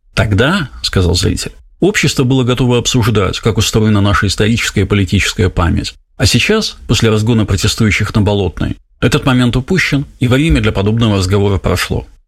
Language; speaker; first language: Russian; native; Russian